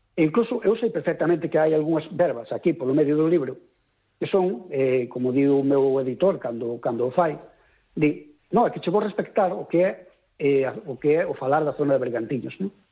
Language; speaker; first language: Galician; native; Galician